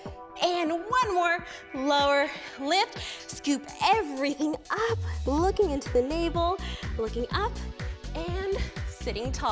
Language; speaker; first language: English; native; English